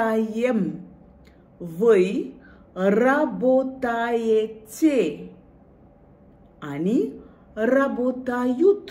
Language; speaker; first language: Russian; non-native, fluent; Bangla